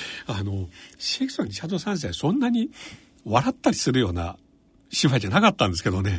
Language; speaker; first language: Japanese; non-native, fluent; Chinese